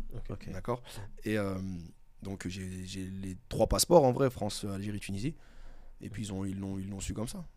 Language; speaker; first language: French; native; French